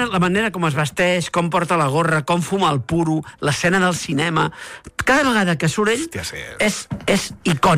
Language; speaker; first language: Catalan; native; Catalan